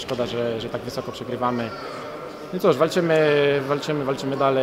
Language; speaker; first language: Polish; native; Polish